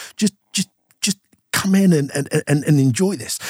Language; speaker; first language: English; non-native, local second language; Yoruba